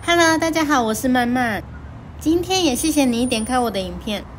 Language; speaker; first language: Chinese; native; Chinese